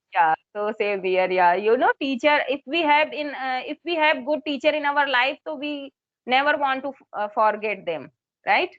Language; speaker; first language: English; non-native, local second language; Hindi